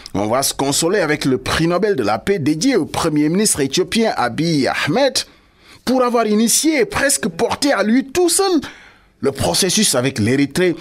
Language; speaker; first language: French; non-native, local second language; Wolof